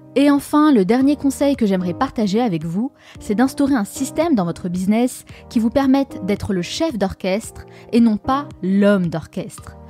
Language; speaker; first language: French; native; French